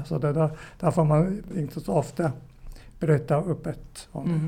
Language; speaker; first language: Swedish; non-native, fluent; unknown